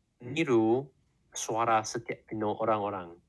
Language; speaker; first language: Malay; non-native, learner; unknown